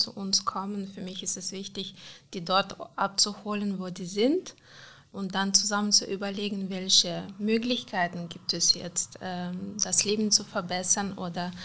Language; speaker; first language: German; non-native, fluent; Romanian